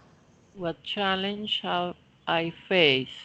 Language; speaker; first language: English; non-native, fluent; Spanish